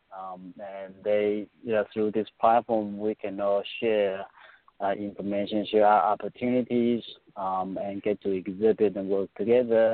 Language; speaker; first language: English; non-native, fluent; Chinese